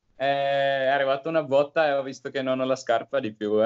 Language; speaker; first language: Italian; non-native, learner; Finnish